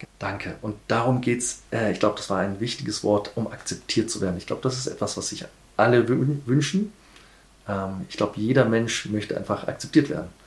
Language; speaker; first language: German; early bilingual, heritage; German